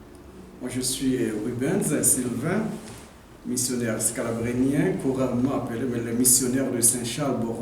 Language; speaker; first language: French; non-native, local second language; Haitian Creole